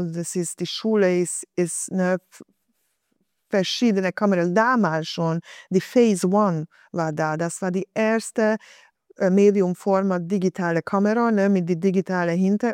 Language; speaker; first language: German; non-native, fluent; Hungarian